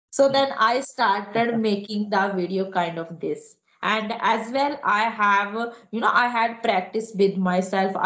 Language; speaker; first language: English; non-native, local second language; Hindi